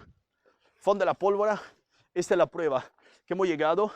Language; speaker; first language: Spanish; non-native, fluent; Italian